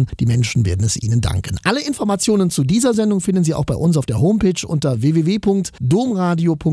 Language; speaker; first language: German; native; German